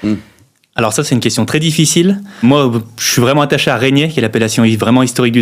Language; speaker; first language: French; native; French